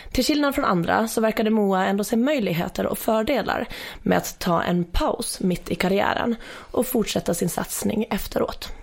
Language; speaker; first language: Swedish; native; Swedish